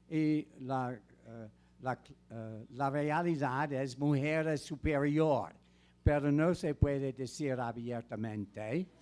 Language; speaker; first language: Spanish; non-native, fluent; English